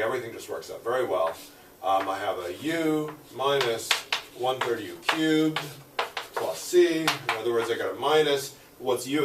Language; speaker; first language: English; native; English